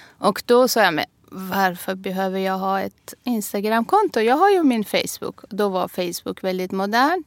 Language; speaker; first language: Swedish; non-native, fluent; Persian